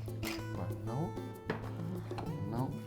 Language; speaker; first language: English; non-native, learner; Catalan